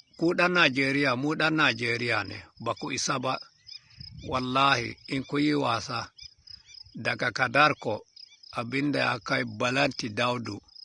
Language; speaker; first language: Hausa; non-native, local second language; Fula